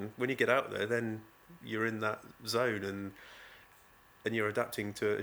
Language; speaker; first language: English; native; English